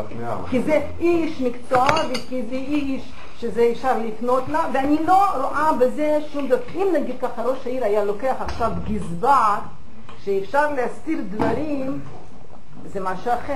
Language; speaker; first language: Hebrew; non-native, fluent; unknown